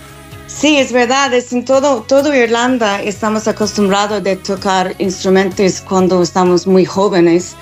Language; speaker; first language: Spanish; non-native, fluent; English